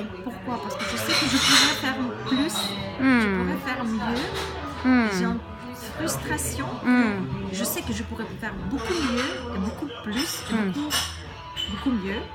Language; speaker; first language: French; non-native, fluent; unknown